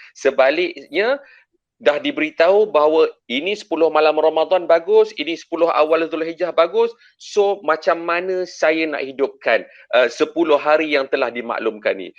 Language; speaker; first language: Malay; native; Malay